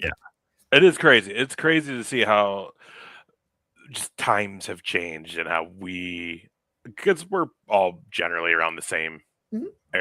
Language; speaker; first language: English; native; English